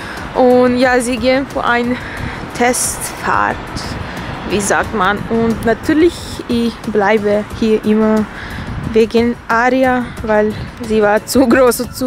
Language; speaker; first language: German; non-native, fluent; Bosnian